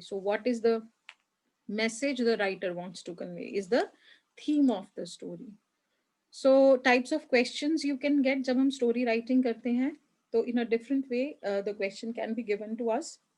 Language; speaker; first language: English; non-native, local second language; Hindi